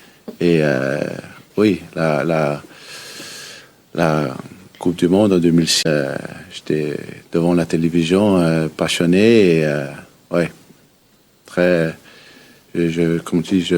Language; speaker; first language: French; early bilingual, heritage; Danish